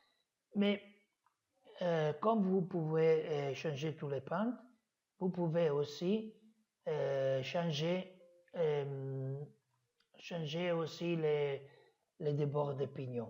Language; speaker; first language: French; non-native, fluent; Italian